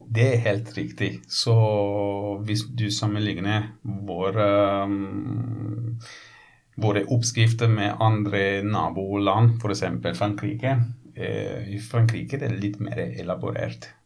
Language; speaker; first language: Norwegian; non-native, fluent; Italian